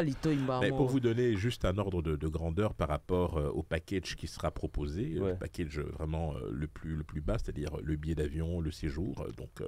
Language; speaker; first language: French; native; French